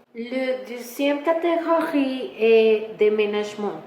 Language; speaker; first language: French; non-native, learner; Spanish